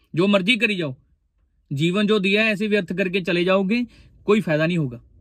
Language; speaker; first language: Hindi; non-native, local second language; Punjabi